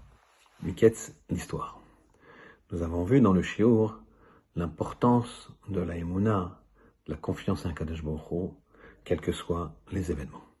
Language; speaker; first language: French; native; French